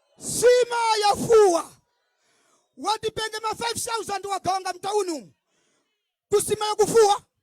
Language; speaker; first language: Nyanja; non-native, local second language; Tumbuka